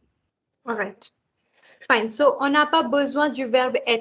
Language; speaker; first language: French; non-native, fluent; Hindi